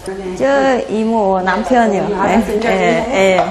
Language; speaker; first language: Korean; non-native, learner; Vietnamese